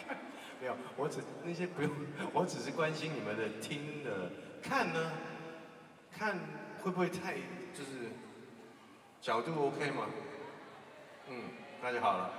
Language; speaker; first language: Chinese; non-native, local second language; Cantonese